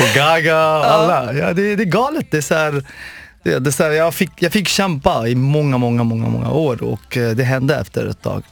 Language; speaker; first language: Swedish; non-native, fluent; Arabic